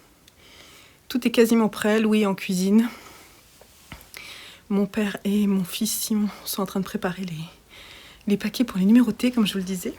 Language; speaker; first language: French; native; French